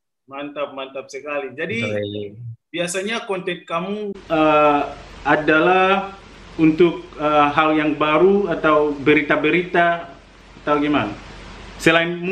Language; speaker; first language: Indonesian; non-native, fluent; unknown